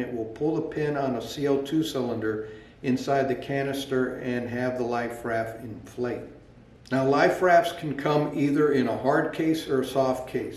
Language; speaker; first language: English; native; English